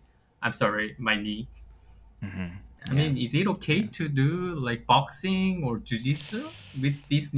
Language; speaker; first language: English; non-native, fluent; Korean